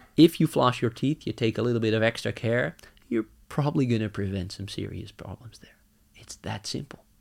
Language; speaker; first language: English; non-native, fluent; Dutch